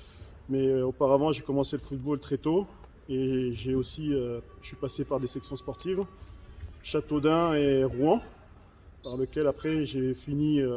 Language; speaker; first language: French; native; French